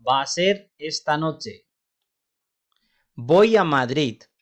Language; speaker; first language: Spanish; non-native, fluent; Urdu